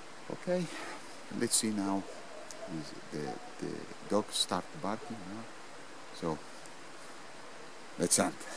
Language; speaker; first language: English; non-native, fluent; Italian